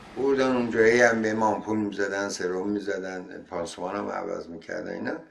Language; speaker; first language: Persian; non-native, local second language; Azerbaijani